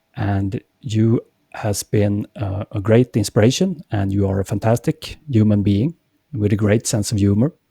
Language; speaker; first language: English; non-native, fluent; Swedish